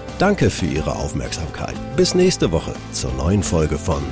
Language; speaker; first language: German; native; German